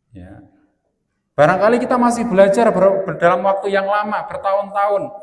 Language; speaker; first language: Indonesian; non-native, local second language; Javanese